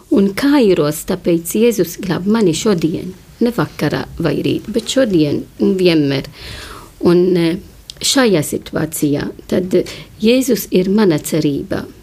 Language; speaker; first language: Latvian; non-native, learner; Maltese